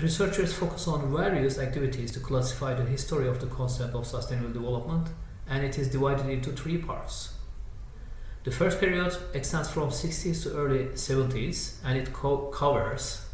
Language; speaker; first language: English; non-native, fluent; Turkish